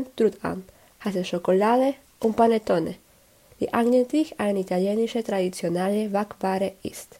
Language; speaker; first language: German; non-native, fluent; Spanish